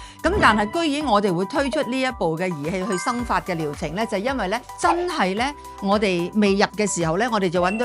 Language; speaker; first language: Cantonese; native; Cantonese